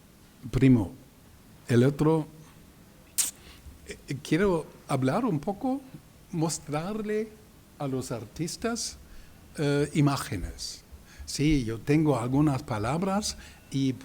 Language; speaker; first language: Spanish; non-native, learner; German